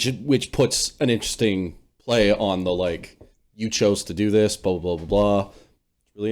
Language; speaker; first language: English; native; English